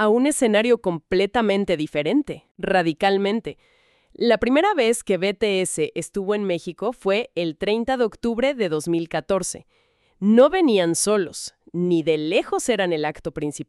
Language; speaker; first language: Spanish; native; Spanish